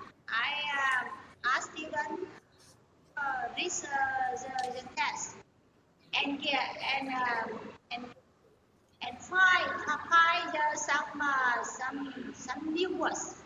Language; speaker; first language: English; non-native, learner; Vietnamese